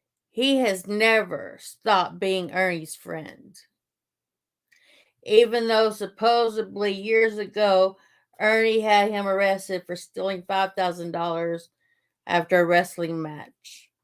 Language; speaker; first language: English; native; English